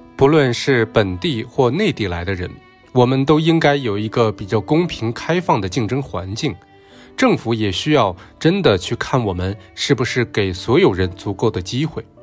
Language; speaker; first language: Chinese; non-native, local second language; Cantonese